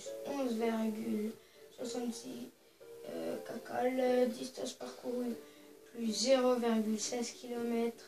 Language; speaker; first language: French; native; French